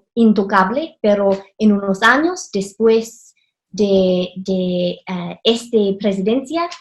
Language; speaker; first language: Spanish; non-native, fluent; English